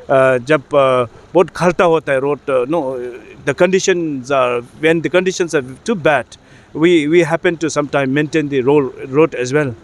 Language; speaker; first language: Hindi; non-native, fluent; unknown